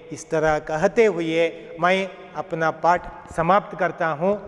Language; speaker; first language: Hindi; non-native, local second language; Kannada